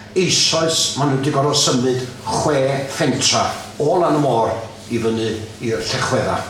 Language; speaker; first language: Welsh; native; Welsh